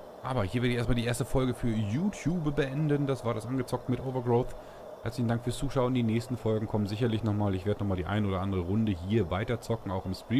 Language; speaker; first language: German; native; German